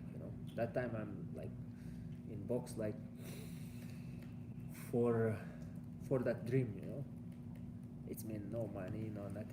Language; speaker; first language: English; non-native, learner; Russian